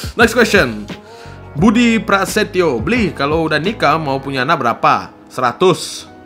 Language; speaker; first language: Indonesian; non-native, fluent; Russian